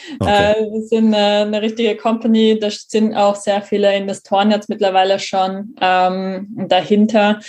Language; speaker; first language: German; native; German